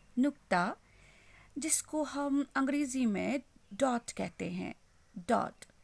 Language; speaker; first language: Urdu; non-native, local second language; Kashmiri